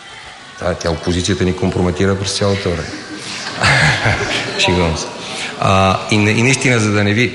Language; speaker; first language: Bulgarian; native; Bulgarian